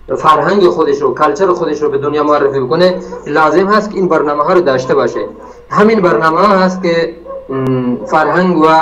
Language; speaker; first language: Persian; non-native, local second language; Baluchi